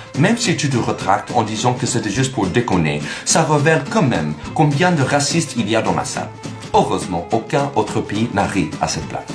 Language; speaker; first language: French; non-native, fluent; English